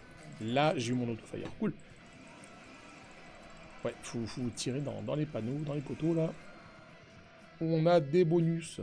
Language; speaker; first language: French; native; French